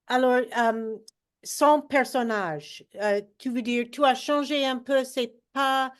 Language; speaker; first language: French; non-native, learner; English